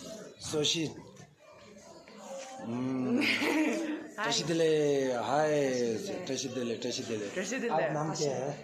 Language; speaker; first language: Hindi; non-native, learner; Tibetan